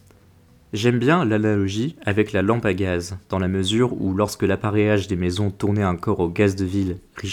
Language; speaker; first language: French; native; French